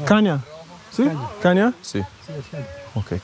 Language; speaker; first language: Spanish; non-native, learner; English